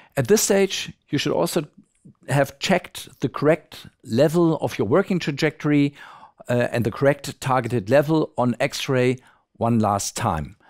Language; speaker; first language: English; non-native, fluent; German